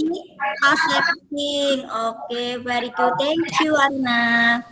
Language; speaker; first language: English; non-native, fluent; Indonesian